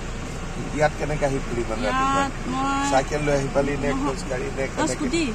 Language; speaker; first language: Assamese; native; Assamese